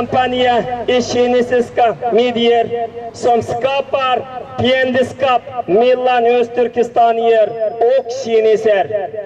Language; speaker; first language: Swedish; non-native, learner; Uyghur